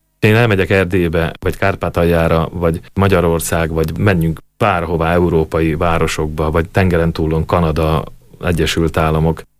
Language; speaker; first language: Hungarian; native; Hungarian